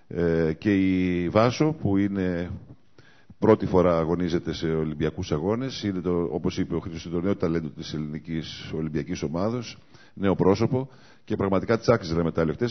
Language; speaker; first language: Greek; native; Greek